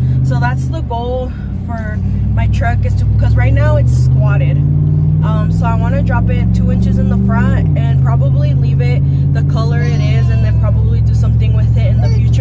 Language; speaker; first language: English; early bilingual, other home language; Spanish